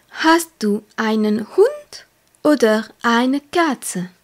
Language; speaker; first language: German; non-native, fluent; French